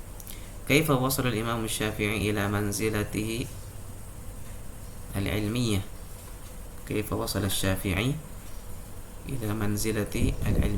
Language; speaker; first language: Arabic; non-native, fluent; Indonesian